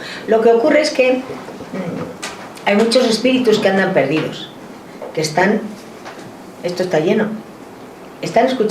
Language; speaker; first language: Spanish; native; Spanish